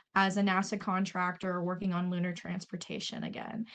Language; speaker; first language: English; native; English